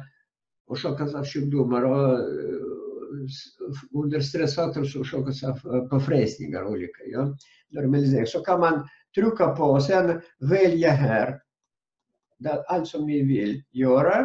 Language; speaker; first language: Swedish; non-native, fluent; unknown